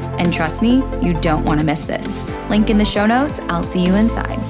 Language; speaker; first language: English; native; English